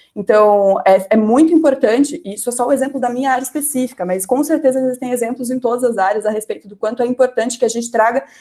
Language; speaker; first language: Portuguese; native; Portuguese